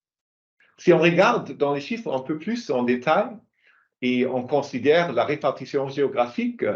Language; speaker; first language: French; non-native, fluent; German